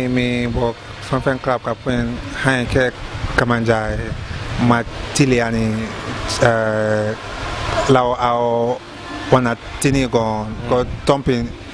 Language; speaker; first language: Thai; non-native, learner; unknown